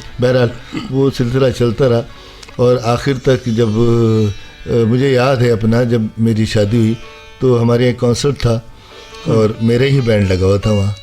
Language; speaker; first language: Urdu; native; Urdu